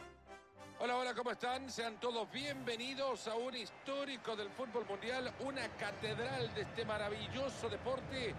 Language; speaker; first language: Spanish; native; Spanish